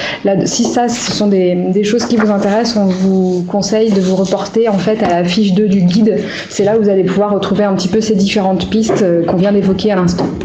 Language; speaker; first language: French; native; French